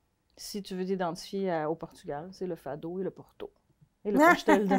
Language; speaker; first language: French; non-native, fluent; Portuguese